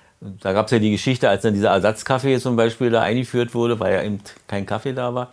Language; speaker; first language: German; native; German